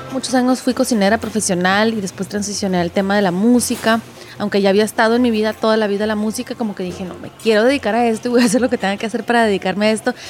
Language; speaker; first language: Spanish; native; Spanish